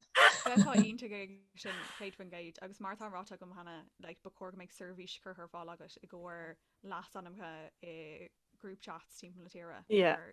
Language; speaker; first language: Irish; native; Irish